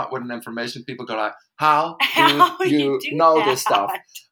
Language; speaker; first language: English; non-native, fluent; Dutch